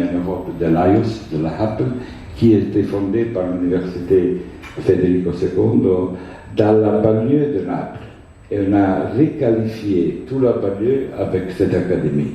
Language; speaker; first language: French; non-native, fluent; Italian